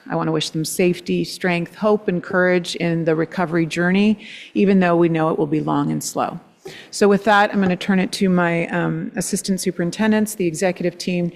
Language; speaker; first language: English; native; English